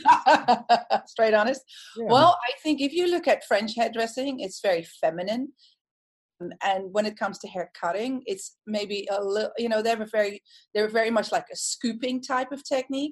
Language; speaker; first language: English; non-native, fluent; Dutch